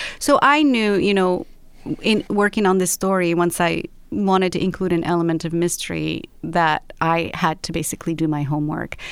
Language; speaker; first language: English; non-native, fluent; Arabic